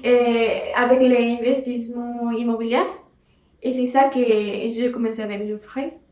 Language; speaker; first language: French; non-native, learner; Spanish